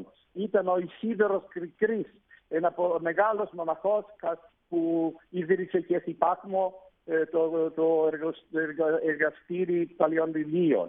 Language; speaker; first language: Greek; non-native, fluent; Italian